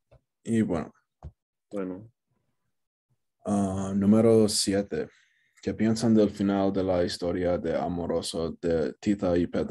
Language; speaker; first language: Spanish; non-native, learner; English